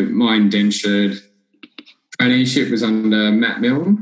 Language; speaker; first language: English; native; English